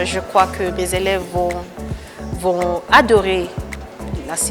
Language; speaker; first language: French; non-native, fluent; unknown